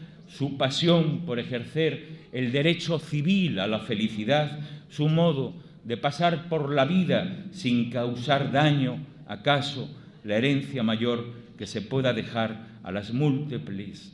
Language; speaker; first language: Spanish; native; Spanish